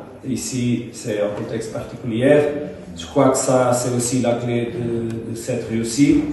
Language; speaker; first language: French; non-native, fluent; Portuguese